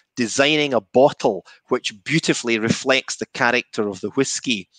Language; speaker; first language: English; native; English